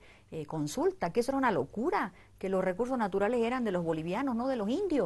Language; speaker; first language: Spanish; native; Spanish